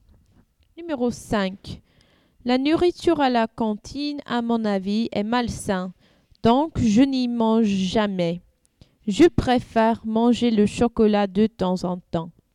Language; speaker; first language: French; non-native, learner; English